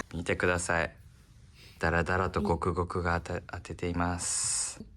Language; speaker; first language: Japanese; native; Japanese